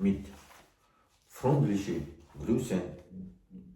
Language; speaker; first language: German; non-native, learner; Tajik